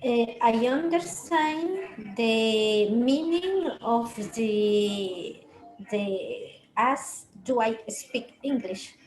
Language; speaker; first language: English; non-native, learner; Spanish